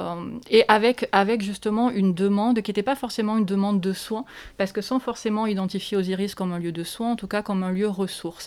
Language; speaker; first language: French; native; French